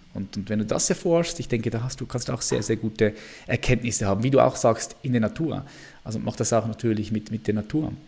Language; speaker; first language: German; native; German